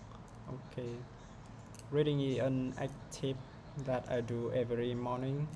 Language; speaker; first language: English; non-native, learner; Vietnamese